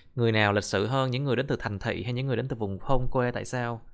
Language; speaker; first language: Vietnamese; native; Vietnamese